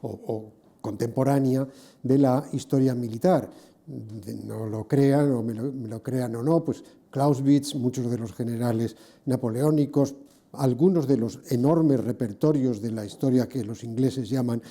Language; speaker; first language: Spanish; native; Spanish